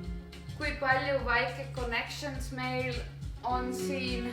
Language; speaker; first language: Estonian; non-native, learner; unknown